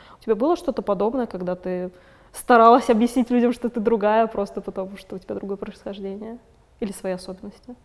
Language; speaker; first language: Russian; native; Russian